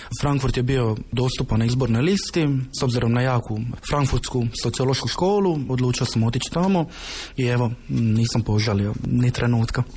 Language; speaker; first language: Croatian; native; Croatian